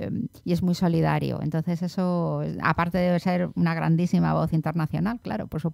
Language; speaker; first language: Spanish; native; Spanish